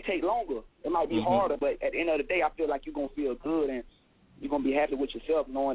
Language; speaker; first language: English; native; English